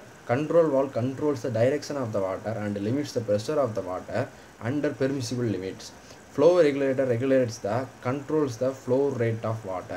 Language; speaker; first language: English; non-native, local second language; Tamil